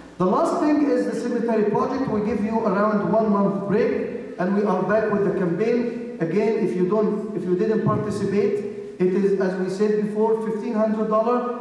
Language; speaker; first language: English; non-native, fluent; Arabic